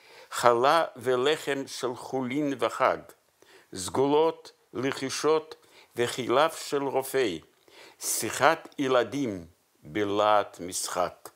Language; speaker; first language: Hebrew; non-native, fluent; Yiddish